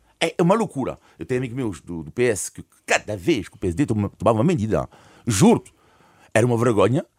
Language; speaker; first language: Portuguese; non-native, fluent; French